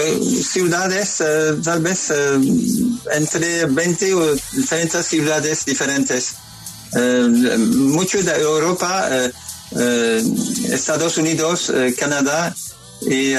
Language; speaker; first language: Spanish; non-native, learner; French